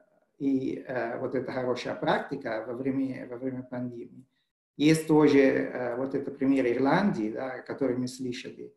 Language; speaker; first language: Russian; non-native, fluent; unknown